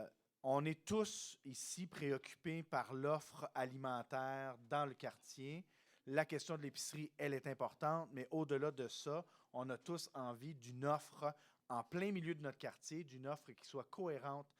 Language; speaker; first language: French; native; French